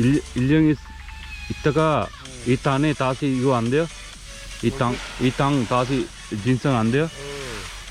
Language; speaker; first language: Korean; non-native, learner; Sinhala